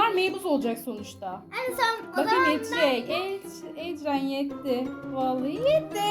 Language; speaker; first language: Turkish; native; Turkish